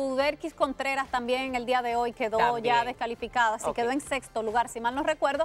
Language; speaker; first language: Spanish; native; Spanish